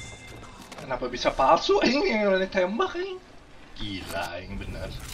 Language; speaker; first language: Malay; non-native, local second language; Sundanese